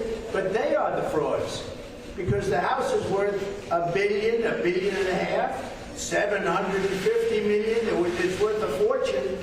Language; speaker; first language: English; native; English